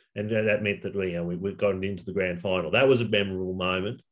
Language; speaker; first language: English; native; English